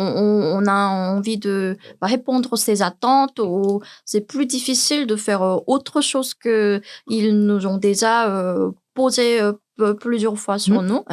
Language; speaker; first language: French; non-native, learner; Korean